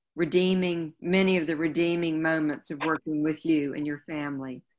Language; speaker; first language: English; native; English